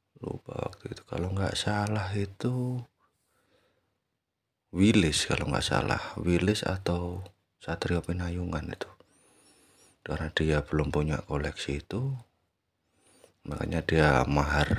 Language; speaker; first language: Indonesian; native; Indonesian